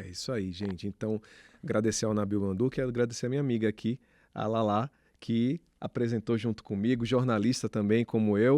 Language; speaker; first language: Portuguese; native; Portuguese